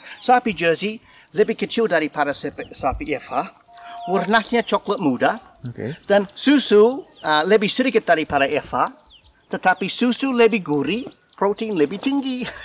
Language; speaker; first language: Indonesian; non-native, fluent; English